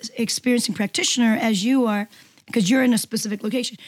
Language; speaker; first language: English; non-native, fluent; Korean